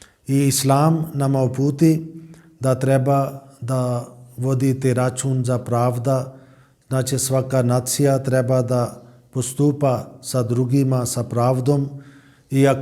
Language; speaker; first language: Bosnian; non-native, learner; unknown